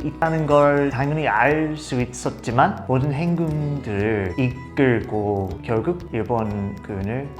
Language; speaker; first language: Korean; non-native, fluent; English